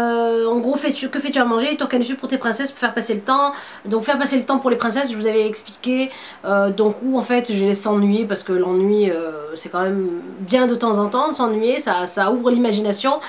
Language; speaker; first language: French; native; French